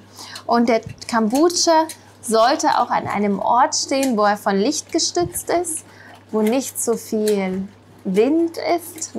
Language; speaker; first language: German; native; German